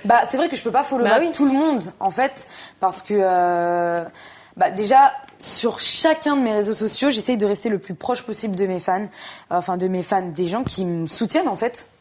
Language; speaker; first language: French; native; French